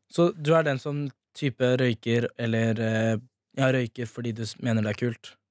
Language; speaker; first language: Norwegian; early bilingual, other home language; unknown